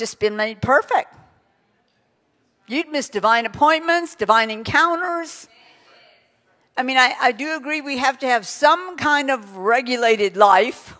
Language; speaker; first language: English; native; English